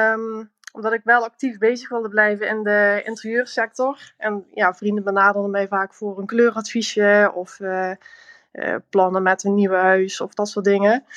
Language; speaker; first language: Dutch; native; Dutch